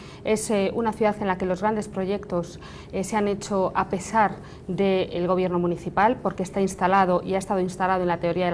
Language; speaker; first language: Spanish; native; Spanish